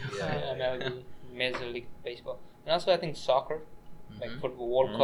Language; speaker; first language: English; non-native, local second language; Nepali